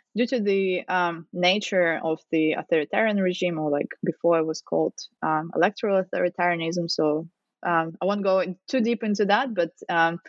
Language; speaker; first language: English; non-native, fluent; Russian